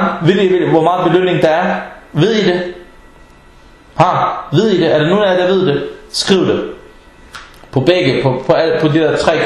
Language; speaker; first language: Danish; non-native, fluent; Arabic